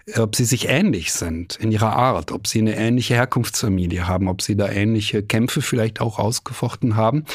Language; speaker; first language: German; native; German